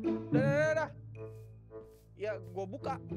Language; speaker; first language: Indonesian; native; Indonesian